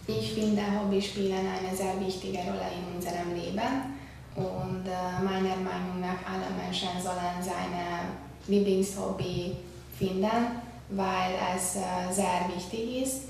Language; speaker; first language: German; non-native, learner; Hungarian